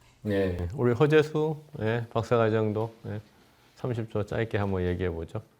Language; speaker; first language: Korean; native; Korean